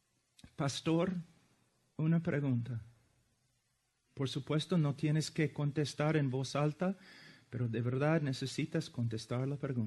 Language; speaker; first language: Spanish; non-native, fluent; English